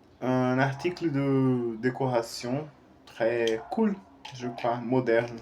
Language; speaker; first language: French; non-native, fluent; Portuguese